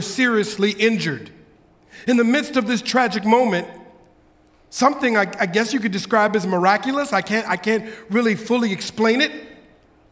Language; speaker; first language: English; native; English